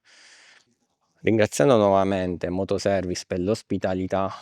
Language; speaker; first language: Italian; native; Italian